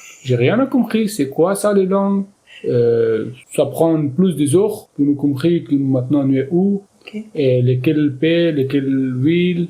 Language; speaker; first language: French; non-native, learner; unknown